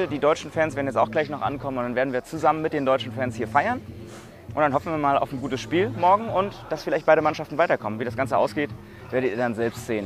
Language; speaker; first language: German; native; German